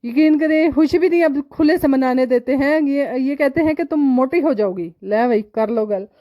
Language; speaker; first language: Urdu; non-native, local second language; Punjabi